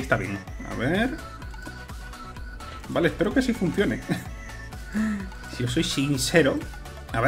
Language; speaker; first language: Spanish; native; Spanish